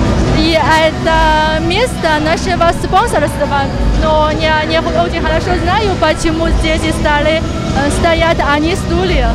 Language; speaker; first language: Russian; non-native, fluent; Chinese